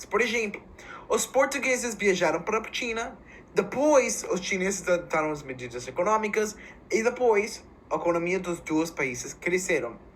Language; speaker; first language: Portuguese; non-native, learner; English